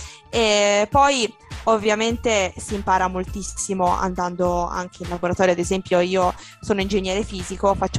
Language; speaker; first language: Italian; native; Italian